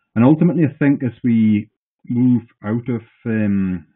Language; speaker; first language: English; native; English